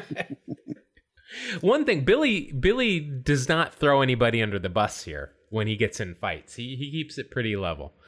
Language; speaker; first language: English; native; English